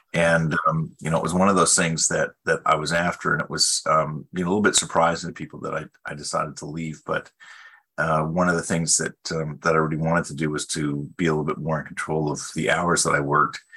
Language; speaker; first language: English; native; English